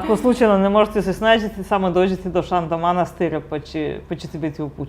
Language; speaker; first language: Bosnian; native; Bosnian